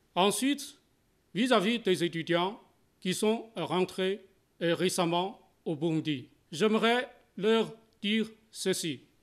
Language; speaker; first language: French; non-native, fluent; Chinese